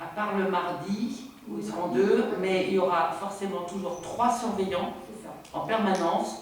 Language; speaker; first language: French; native; French